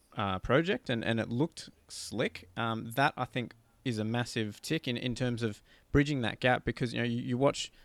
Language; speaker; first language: English; native; English